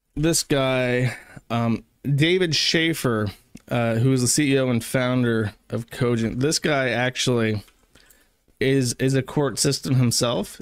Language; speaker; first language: English; native; English